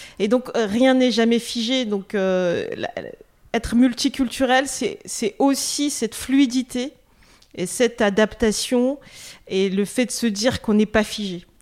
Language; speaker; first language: French; non-native, local second language; Russian